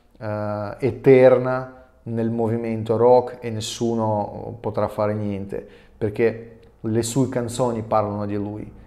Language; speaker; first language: Italian; non-native, fluent; Russian